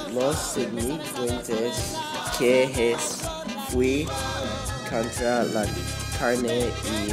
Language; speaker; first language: Spanish; non-native, learner; English